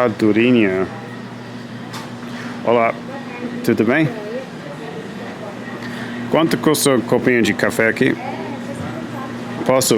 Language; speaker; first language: Portuguese; non-native, learner; English